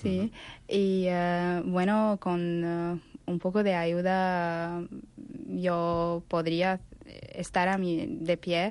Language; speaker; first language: Spanish; non-native, learner; Arabic